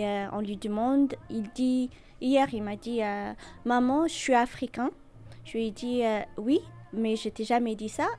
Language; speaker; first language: French; non-native, fluent; Amharic